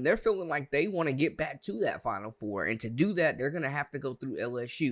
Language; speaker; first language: English; native; English